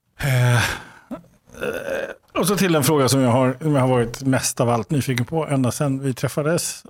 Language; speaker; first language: Swedish; native; Swedish